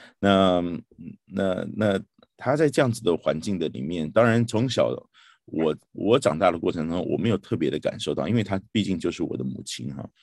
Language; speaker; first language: Chinese; native; Chinese